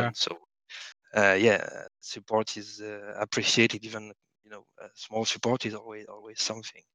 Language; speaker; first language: English; non-native, fluent; French